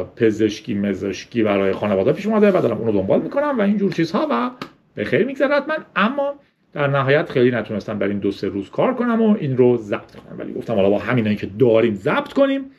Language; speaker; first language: Persian; native; Persian